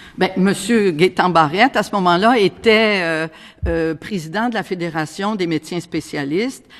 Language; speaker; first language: French; native; French